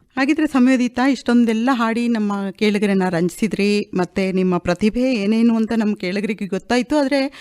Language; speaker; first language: Kannada; native; Kannada